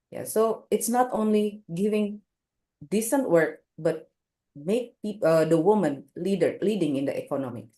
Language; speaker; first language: English; non-native, local second language; Indonesian